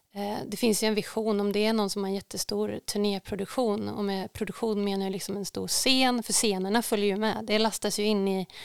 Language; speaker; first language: Swedish; native; Swedish